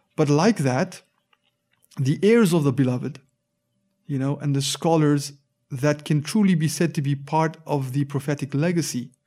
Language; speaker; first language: English; native; English